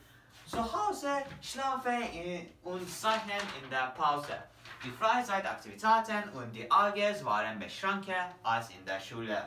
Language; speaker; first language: German; non-native, learner; Turkish